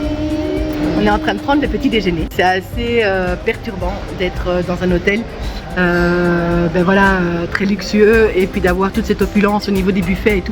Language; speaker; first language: French; native; French